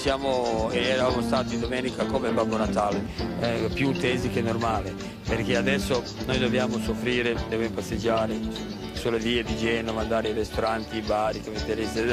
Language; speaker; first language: Italian; non-native, fluent; Serbian